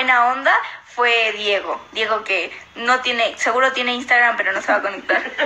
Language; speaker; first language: Spanish; native; Spanish